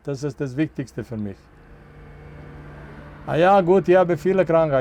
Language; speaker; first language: German; non-native, fluent; Serbian